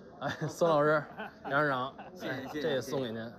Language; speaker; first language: Chinese; native; Chinese